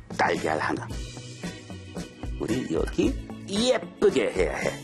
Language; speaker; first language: Korean; non-native, learner; English